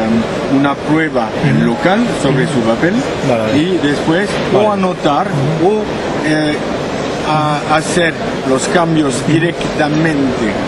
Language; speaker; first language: Spanish; non-native, learner; French